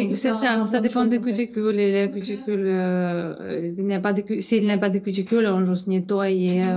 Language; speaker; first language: French; non-native, learner; Russian